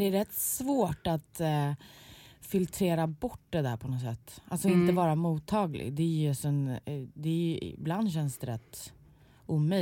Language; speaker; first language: Swedish; native; Swedish